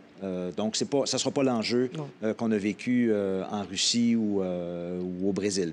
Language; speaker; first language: French; native; French